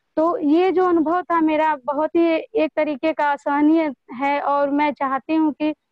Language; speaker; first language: Hindi; native; Hindi